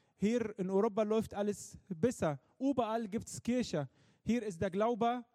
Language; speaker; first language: German; non-native, fluent; Arabic